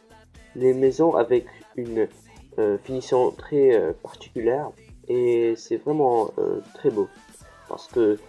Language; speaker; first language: French; early bilingual, heritage; French